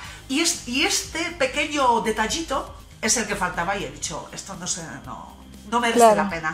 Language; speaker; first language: Spanish; non-native, fluent; Polish